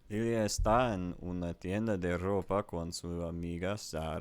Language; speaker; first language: Spanish; non-native, learner; English